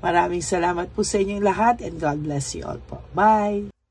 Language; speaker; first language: Filipino; native; Filipino